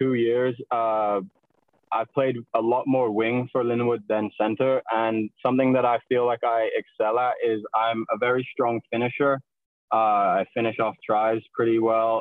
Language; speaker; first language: English; native; English